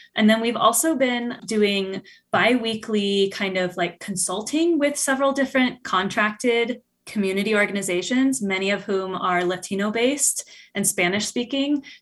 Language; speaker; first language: English; native; English